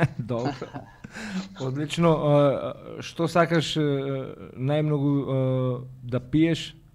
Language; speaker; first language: Macedonian; native; Macedonian